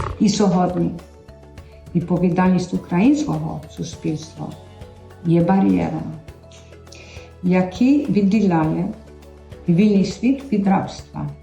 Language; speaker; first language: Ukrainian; early bilingual, heritage; Ukrainian